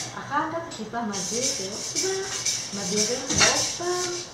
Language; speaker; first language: Hebrew; non-native, learner; Russian